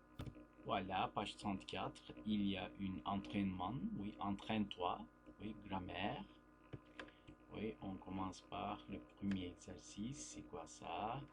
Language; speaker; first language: French; non-native, fluent; Turkish